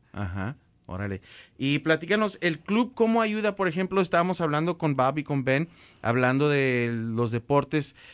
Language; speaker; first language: Spanish; native; Spanish